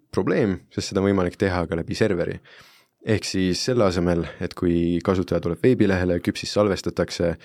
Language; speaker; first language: Estonian; non-native, fluent; Italian